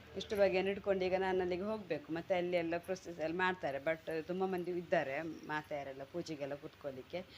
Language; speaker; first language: Kannada; non-native, local second language; Tulu